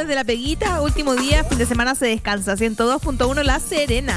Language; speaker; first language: Spanish; native; Spanish